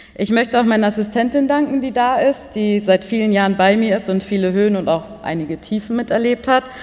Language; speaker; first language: German; early bilingual, other home language; Persian